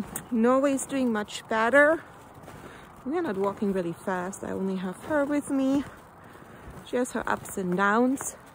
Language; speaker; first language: English; non-native, fluent; German